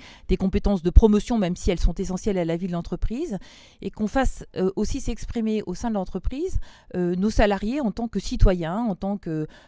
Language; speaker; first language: French; native; French